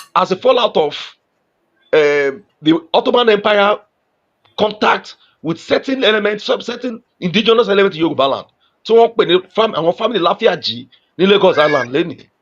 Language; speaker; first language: English; non-native, local second language; Yoruba